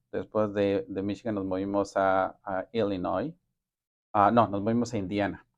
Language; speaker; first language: Spanish; native; Spanish